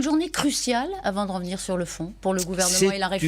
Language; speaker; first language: French; native; French